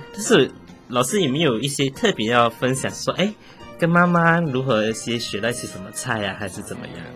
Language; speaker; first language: Chinese; native; Chinese